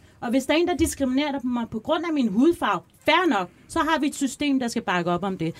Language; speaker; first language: Danish; early bilingual, other home language; Persian